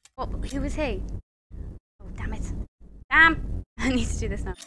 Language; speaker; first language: English; native; English